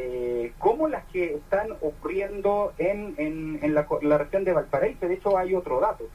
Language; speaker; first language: Spanish; native; Spanish